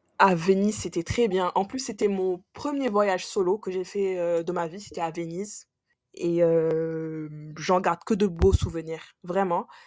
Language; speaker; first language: French; non-native, local second language; Wolof